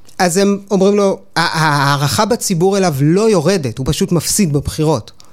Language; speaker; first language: Hebrew; native; Hebrew